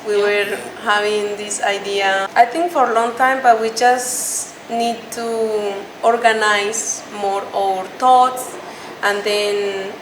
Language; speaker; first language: English; non-native, fluent; Spanish